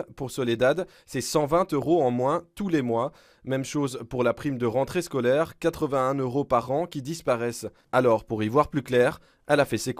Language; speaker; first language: French; native; French